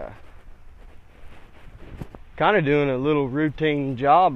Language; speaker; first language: English; native; English